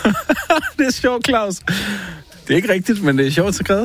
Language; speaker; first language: Danish; native; Danish